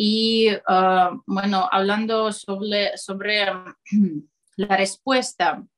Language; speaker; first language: Spanish; non-native, fluent; Russian